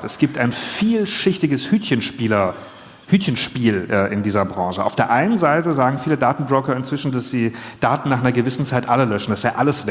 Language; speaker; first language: German; native; German